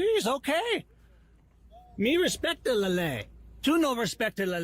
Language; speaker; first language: Spanish; non-native, learner; English